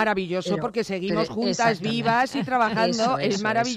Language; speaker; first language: Spanish; native; Spanish